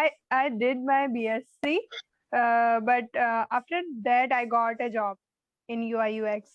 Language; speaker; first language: English; non-native, learner; Hindi